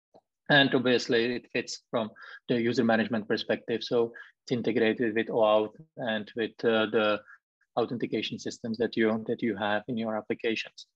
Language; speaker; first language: English; non-native, fluent; Czech